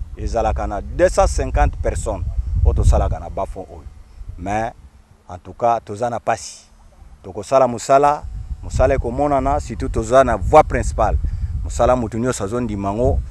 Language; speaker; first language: Lingala; non-native, local second language; Kongo